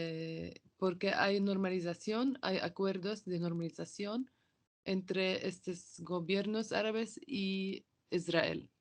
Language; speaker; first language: Spanish; non-native, local second language; Arabic